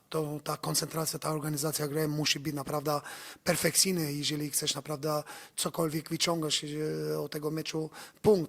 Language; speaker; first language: Polish; non-native, learner; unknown